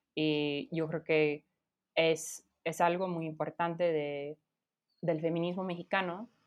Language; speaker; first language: Spanish; non-native, fluent; English